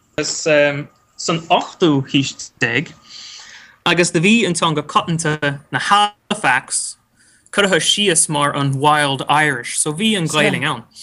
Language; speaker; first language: Irish; non-native, fluent; English